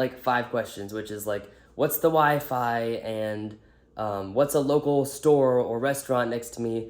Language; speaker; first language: English; native; English